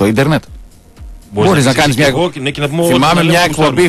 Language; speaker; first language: Greek; native; Greek